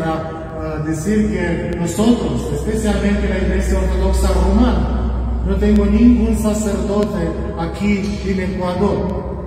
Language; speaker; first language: Spanish; non-native, learner; Romanian